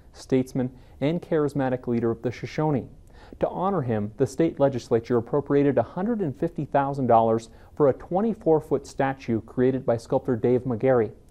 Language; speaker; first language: English; native; English